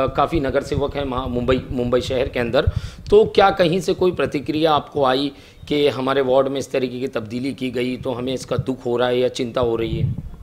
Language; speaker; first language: Hindi; non-native, local second language; Marathi